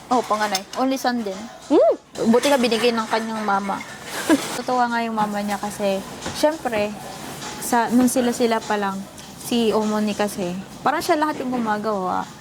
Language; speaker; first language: Filipino; native; Filipino